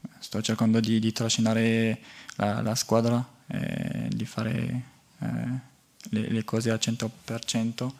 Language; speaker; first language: Italian; non-native, fluent; French